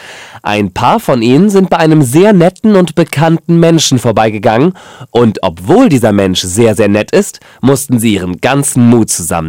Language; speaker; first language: German; native; German